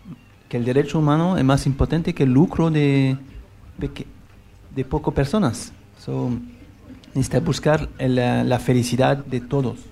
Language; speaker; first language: Spanish; non-native, learner; French